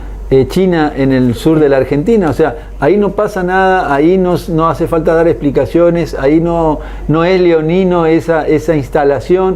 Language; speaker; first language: Spanish; native; Spanish